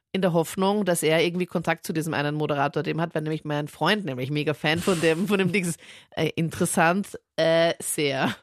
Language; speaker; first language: German; native; German